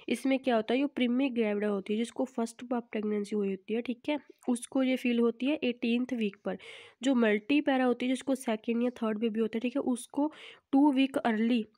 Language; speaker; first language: Hindi; non-native, local second language; Punjabi